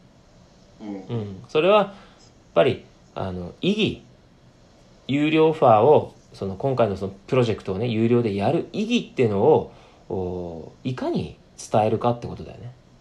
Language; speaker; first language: Japanese; native; Japanese